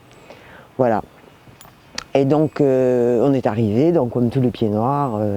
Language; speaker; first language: French; native; French